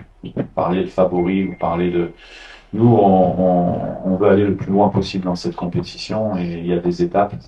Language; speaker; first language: French; non-native, fluent; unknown